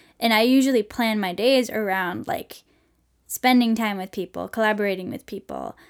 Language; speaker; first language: English; non-native, fluent; Swedish